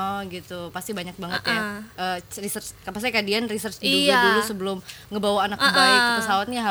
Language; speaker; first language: Indonesian; native; Indonesian